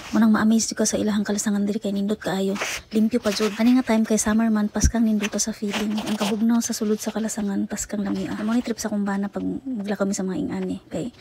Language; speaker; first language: Cebuano; native; Cebuano